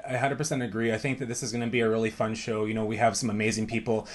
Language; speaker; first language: English; native; English